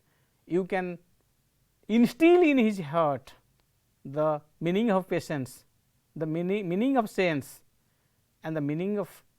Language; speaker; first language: English; non-native, local second language; Odia